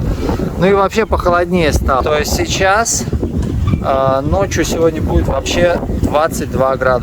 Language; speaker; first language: Russian; native; Russian